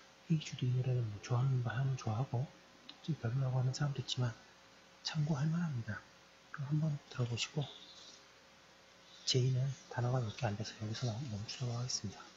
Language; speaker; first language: Korean; native; Korean